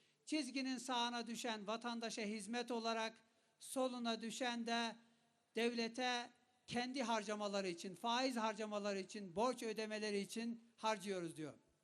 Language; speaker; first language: Turkish; non-native, local second language; Kurdish